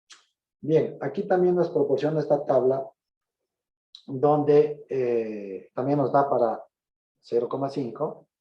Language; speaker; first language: Spanish; native; Spanish